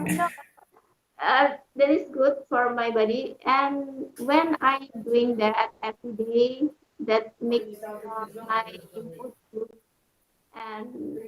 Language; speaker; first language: English; non-native, learner; Indonesian